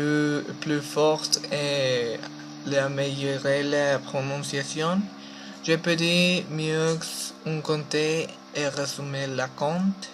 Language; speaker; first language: French; non-native, learner; Spanish